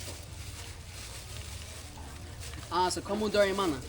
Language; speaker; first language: Indonesian; non-native, learner; English